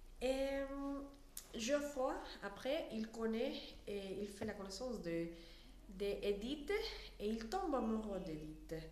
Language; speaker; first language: French; non-native, learner; Spanish